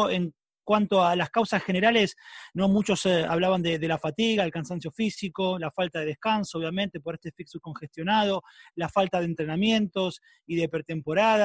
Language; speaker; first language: Spanish; native; Spanish